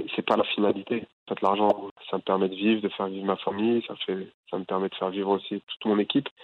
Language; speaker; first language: French; native; French